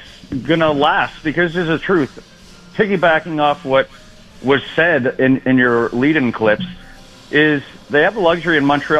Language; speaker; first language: English; native; English